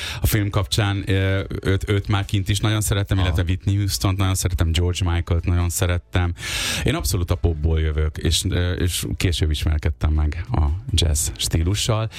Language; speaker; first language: Hungarian; early bilingual, other home language; Urdu